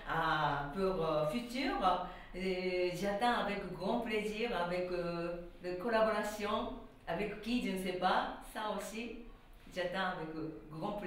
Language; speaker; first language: French; non-native, learner; Japanese